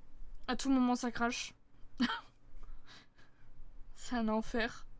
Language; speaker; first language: French; native; French